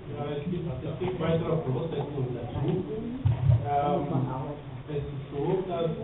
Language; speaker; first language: German; non-native, fluent; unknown